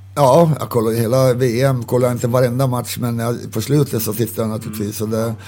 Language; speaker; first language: Swedish; native; Swedish